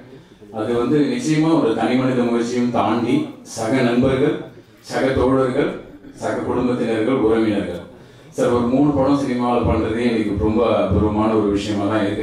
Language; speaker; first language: Tamil; native; Tamil